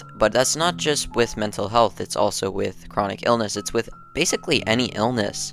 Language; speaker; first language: English; native; English